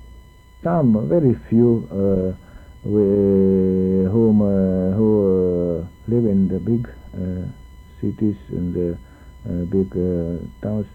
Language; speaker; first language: English; non-native, learner; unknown